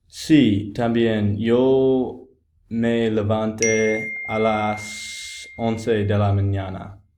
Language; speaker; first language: Spanish; non-native, learner; English